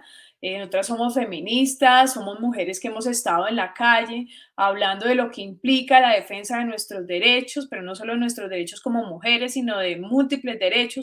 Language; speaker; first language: Spanish; native; Spanish